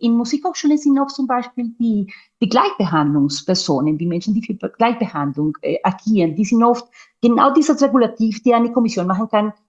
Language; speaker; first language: German; non-native, fluent; Spanish